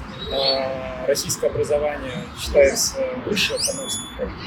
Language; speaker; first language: Russian; native; Russian